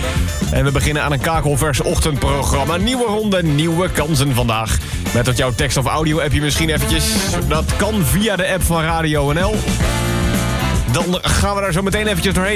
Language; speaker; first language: Dutch; native; Dutch